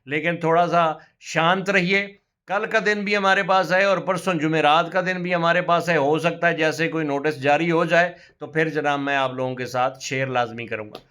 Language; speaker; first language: Urdu; non-native, local second language; Punjabi